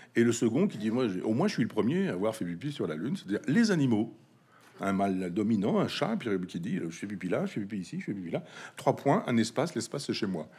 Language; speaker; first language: French; native; French